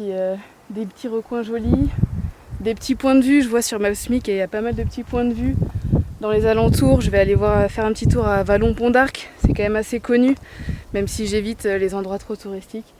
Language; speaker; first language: French; native; French